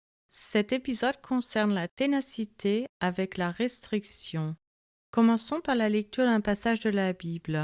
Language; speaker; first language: French; native; French